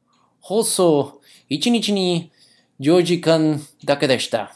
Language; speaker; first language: Japanese; non-native, learner; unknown